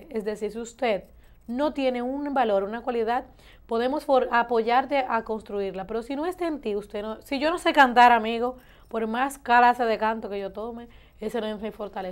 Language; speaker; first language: Spanish; native; Spanish